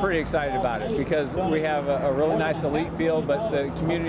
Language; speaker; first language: English; native; English